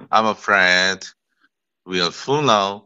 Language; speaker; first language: English; non-native, learner; Korean